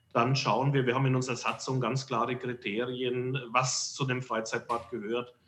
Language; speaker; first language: German; native; German